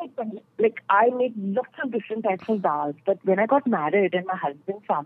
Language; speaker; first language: English; non-native, local second language; Hindi